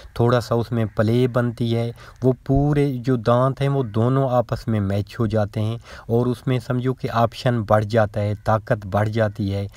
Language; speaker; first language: Urdu; non-native, local second language; Punjabi